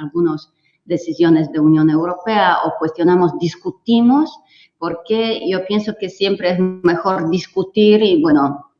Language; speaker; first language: Spanish; non-native, fluent; Polish